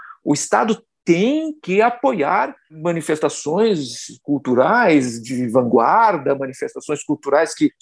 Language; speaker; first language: Portuguese; native; Portuguese